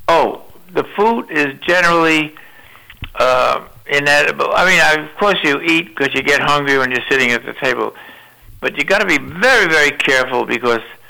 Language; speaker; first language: English; native; English